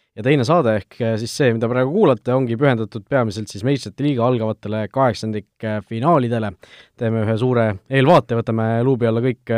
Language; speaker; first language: Estonian; native; Estonian